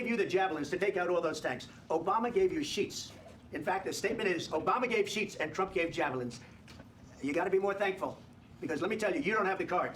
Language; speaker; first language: English; native; English